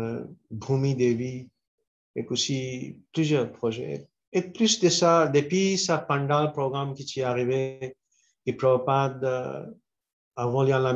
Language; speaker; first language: French; non-native, local second language; Morisyen